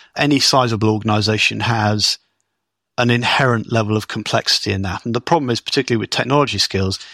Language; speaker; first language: English; native; English